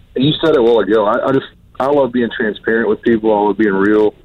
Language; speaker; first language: English; native; English